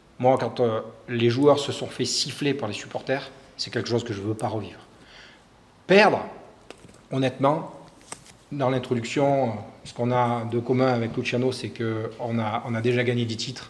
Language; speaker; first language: French; native; French